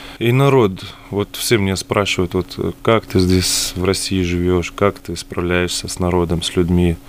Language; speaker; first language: Russian; early bilingual, other home language; Arabic